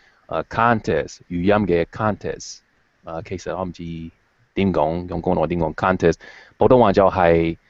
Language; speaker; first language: Cantonese; non-native, fluent; English